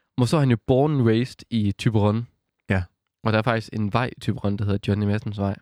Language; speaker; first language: Danish; native; Danish